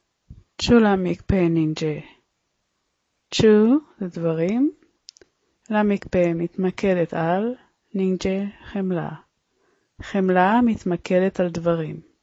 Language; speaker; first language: Hebrew; native; Hebrew